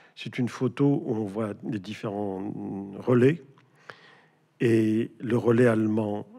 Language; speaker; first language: French; native; French